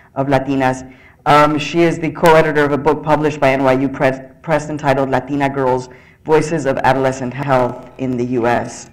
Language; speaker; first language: English; early bilingual, other home language; Spanish